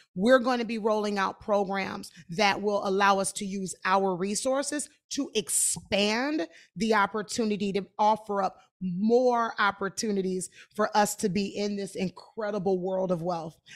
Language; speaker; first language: English; native; English